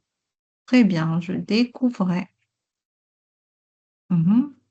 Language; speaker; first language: French; non-native, local second language; Arabic